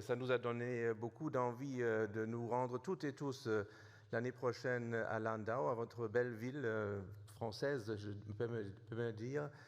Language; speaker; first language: French; non-native, fluent; German